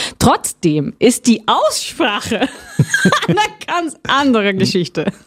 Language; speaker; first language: German; non-native, fluent; Portuguese